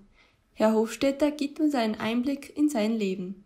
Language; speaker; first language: German; native; German